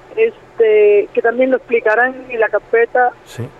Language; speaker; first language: Spanish; native; Spanish